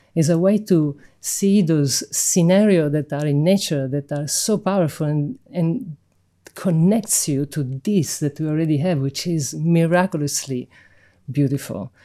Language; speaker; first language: English; non-native, fluent; Italian